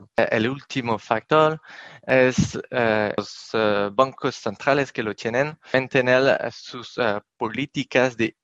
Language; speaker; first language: Spanish; non-native, fluent; French